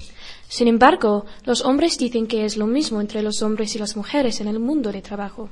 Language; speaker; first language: Spanish; non-native, learner; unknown